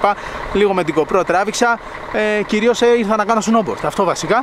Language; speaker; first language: Greek; native; Greek